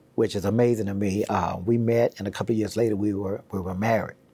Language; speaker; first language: English; native; English